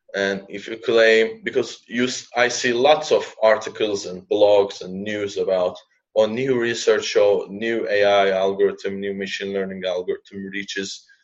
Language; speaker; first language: English; non-native, fluent; Turkish